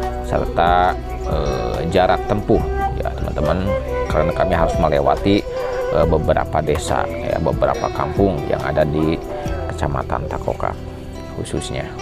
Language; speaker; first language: Indonesian; non-native, local second language; Sundanese